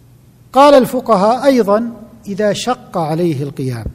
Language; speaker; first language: Arabic; native; Arabic